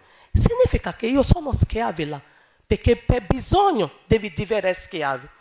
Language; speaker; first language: Italian; non-native, learner; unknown